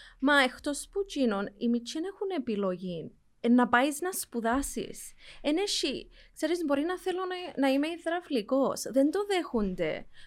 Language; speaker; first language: Greek; early bilingual, heritage; Greek